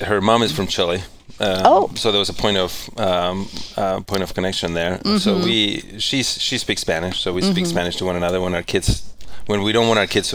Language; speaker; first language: English; non-native, fluent; Spanish